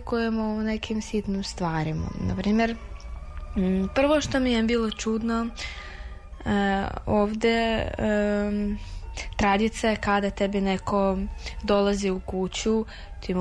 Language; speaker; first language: Serbian; non-native, fluent; Russian